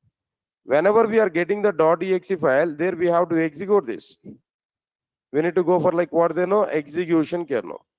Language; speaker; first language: English; non-native, local second language; Telugu